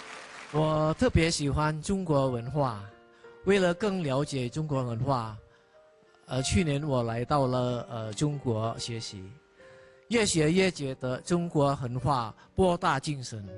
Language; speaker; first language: Chinese; non-native, fluent; Indonesian